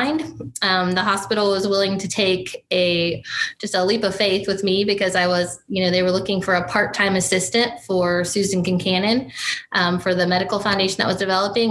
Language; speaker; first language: English; native; English